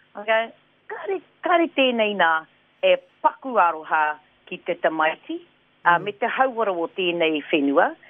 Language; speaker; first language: Māori; non-native, local second language; English